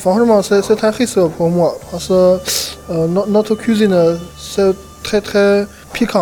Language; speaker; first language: French; non-native, learner; Chinese